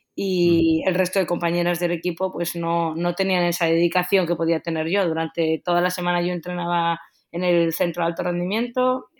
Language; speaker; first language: Spanish; native; Spanish